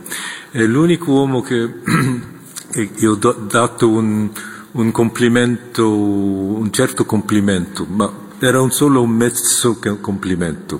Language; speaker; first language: Italian; non-native, fluent; Korean